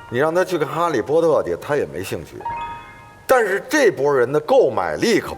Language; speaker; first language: Chinese; native; Chinese